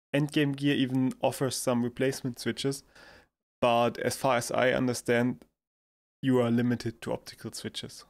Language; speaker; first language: English; non-native, fluent; German